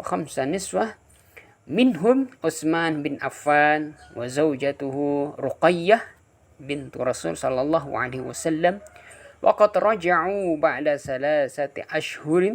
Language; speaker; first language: Arabic; non-native, fluent; Indonesian